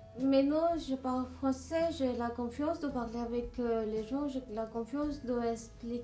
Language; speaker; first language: French; non-native, learner; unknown